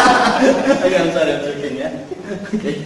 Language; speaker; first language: English; non-native, learner; Indonesian